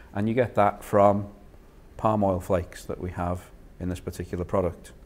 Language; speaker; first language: English; native; English